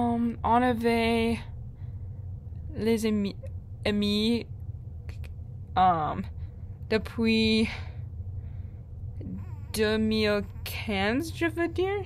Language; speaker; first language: French; non-native, learner; English